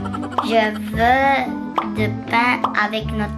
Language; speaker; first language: French; non-native, learner; Filipino